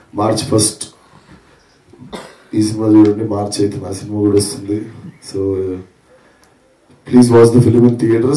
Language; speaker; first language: Telugu; native; Telugu